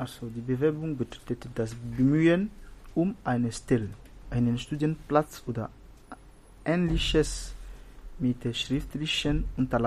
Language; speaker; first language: German; non-native, learner; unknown